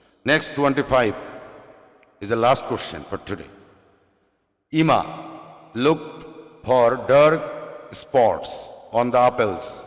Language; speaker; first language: English; non-native, local second language; Bangla